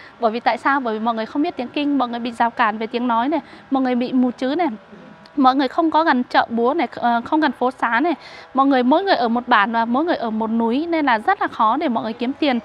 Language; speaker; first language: Vietnamese; non-native, local second language; Hmong